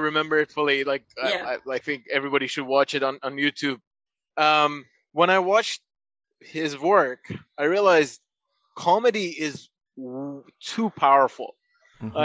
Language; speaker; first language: English; non-native, fluent; Persian